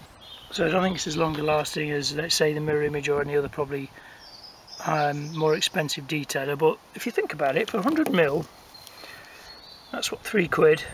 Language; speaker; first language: English; native; English